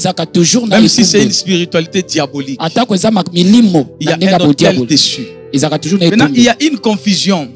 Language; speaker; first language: French; non-native, local second language; Lingala